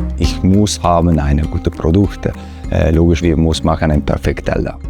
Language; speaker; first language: German; non-native, learner; Italian